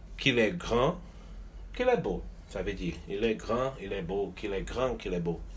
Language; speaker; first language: French; non-native, fluent; Portuguese